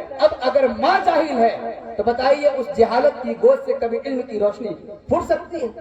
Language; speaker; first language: Urdu; native; Urdu